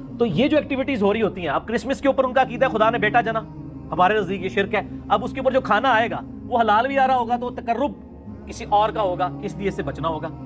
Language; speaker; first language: Urdu; non-native, local second language; Punjabi